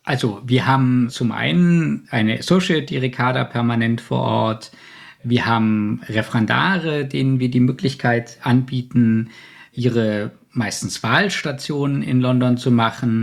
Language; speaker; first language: German; native; German